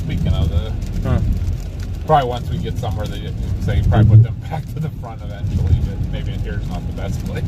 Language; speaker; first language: English; native; English